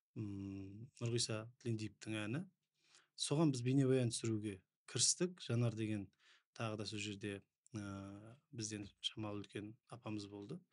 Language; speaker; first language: Kazakh; native; Kazakh